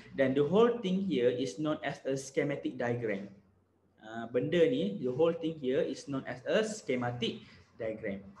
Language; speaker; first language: English; non-native, local second language; Malay